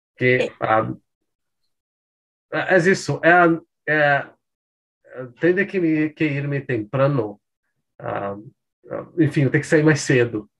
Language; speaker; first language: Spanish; non-native, learner; Portuguese